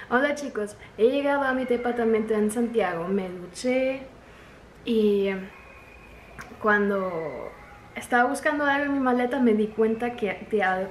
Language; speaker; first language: Spanish; non-native, fluent; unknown